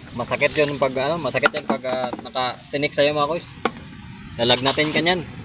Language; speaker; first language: Filipino; native; Filipino